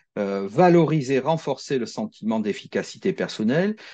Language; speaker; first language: French; native; French